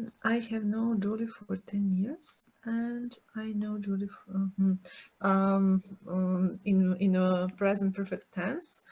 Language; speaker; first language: English; non-native, learner; Serbian